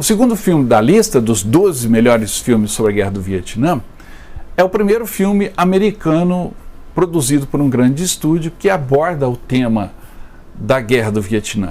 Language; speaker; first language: Portuguese; native; Portuguese